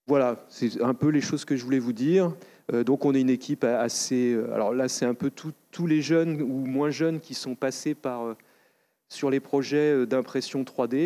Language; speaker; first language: French; native; French